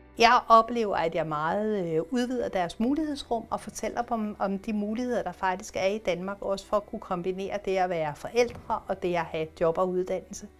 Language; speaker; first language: Danish; native; Danish